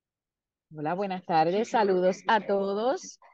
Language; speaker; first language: Spanish; native; Spanish